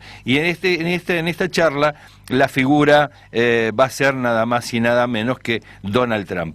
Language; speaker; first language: Spanish; native; Spanish